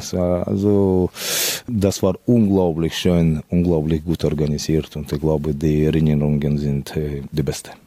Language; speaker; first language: German; non-native, fluent; Russian